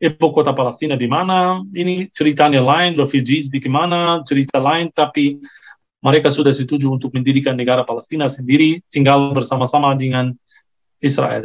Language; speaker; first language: Indonesian; non-native, fluent; Arabic